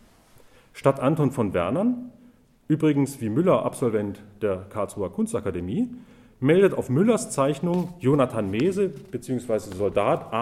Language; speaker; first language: German; native; German